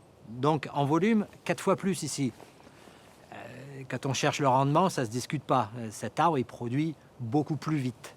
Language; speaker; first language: French; native; French